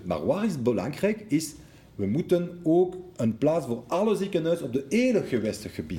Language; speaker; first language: Dutch; non-native, local second language; French